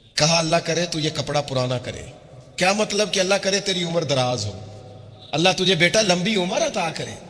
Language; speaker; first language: Urdu; non-native, local second language; Punjabi